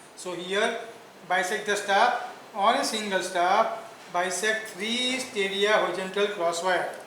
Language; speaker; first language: English; non-native, local second language; Gujarati